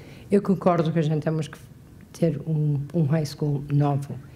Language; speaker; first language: Portuguese; early bilingual, heritage; Portuguese